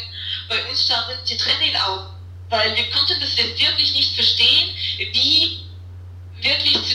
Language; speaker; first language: German; non-native, fluent; Russian